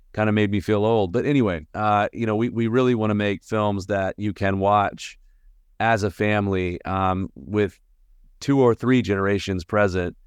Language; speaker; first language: English; native; English